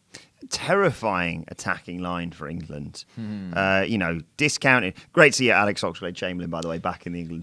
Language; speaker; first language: English; native; English